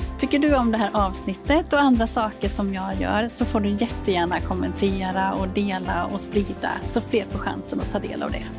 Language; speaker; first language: Swedish; native; Swedish